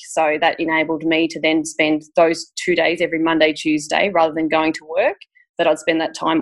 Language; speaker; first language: English; native; English